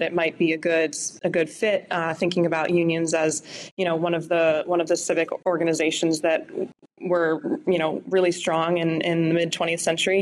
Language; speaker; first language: English; native; English